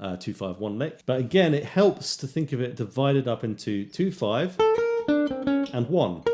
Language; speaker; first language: English; native; English